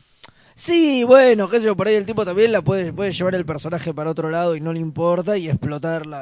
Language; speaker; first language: Spanish; native; Spanish